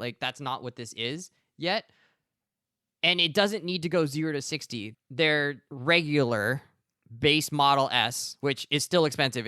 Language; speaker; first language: English; native; English